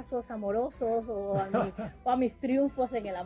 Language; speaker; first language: Spanish; native; Spanish